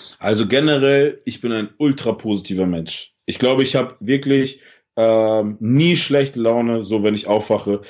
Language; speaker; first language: German; early bilingual, other home language; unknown